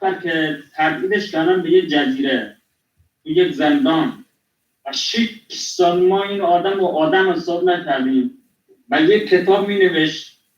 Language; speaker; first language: Persian; non-native, local second language; Kurdish